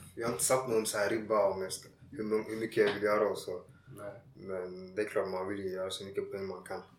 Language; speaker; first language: Swedish; early bilingual, other home language; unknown